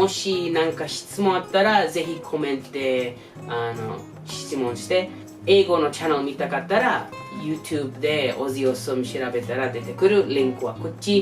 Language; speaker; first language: Japanese; non-native, learner; English